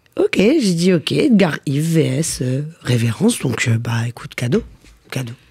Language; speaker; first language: French; native; French